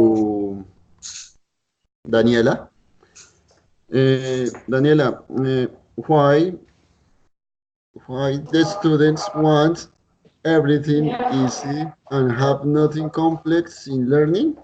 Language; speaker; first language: English; non-native, learner; Spanish